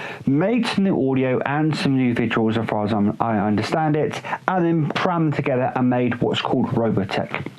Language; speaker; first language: English; native; English